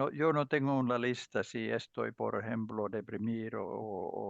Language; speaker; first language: Spanish; non-native, learner; Finnish